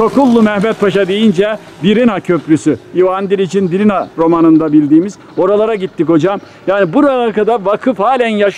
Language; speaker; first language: Turkish; native; Turkish